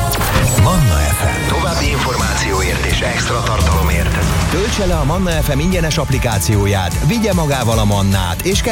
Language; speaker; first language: Hungarian; native; Hungarian